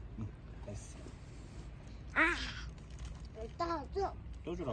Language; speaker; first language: Korean; native; Korean